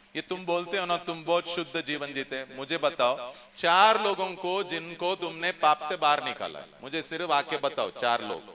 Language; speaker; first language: Hindi; non-native, local second language; Marathi